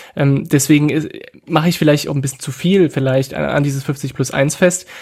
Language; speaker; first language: German; non-native, fluent; French